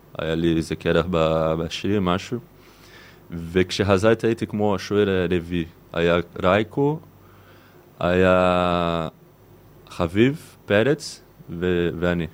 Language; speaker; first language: Hebrew; non-native, fluent; Portuguese